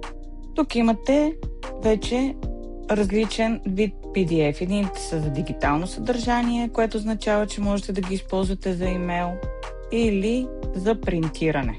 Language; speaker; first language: Bulgarian; native; Bulgarian